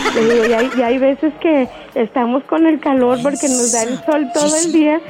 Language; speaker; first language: Spanish; native; Spanish